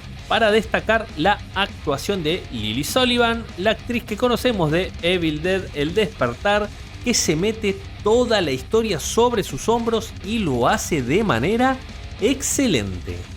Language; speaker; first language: Spanish; native; Spanish